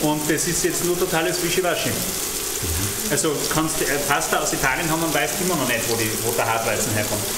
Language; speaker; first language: German; native; German